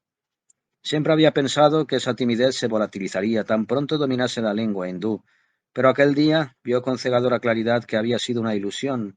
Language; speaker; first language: Spanish; native; Spanish